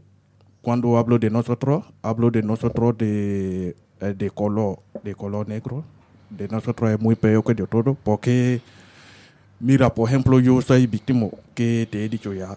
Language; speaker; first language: Spanish; non-native, learner; French